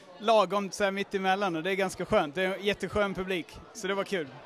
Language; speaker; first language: Swedish; non-native, fluent; English